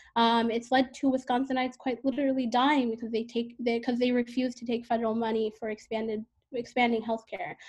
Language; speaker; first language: English; native; English